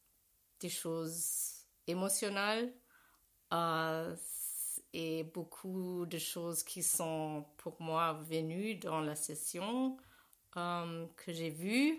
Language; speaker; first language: French; non-native, learner; German